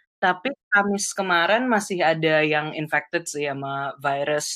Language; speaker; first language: Indonesian; native; Indonesian